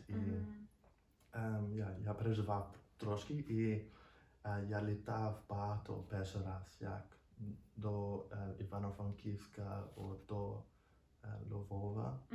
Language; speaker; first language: Ukrainian; non-native, learner; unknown